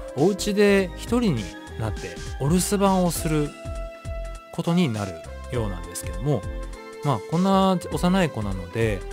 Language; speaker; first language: Japanese; native; Japanese